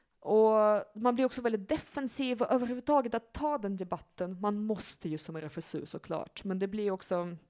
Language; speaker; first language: Swedish; early bilingual, other home language; Russian